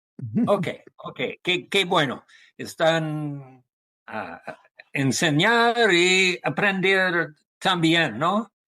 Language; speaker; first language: Spanish; non-native, learner; English